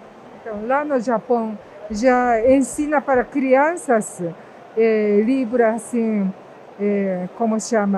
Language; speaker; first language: Portuguese; non-native, fluent; Japanese